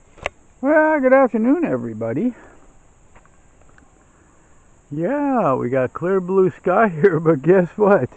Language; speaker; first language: English; native; English